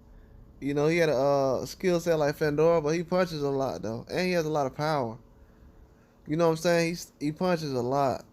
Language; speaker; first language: English; native; English